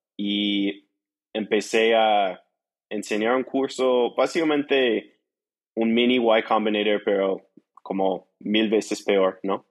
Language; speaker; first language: Spanish; non-native, fluent; English